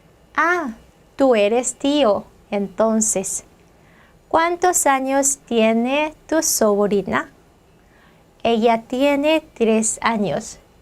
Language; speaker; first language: Spanish; non-native, fluent; Korean